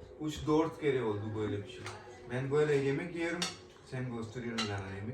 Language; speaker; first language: Turkish; non-native, learner; Urdu